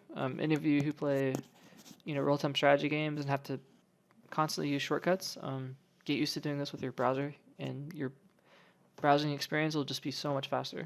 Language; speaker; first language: English; native; English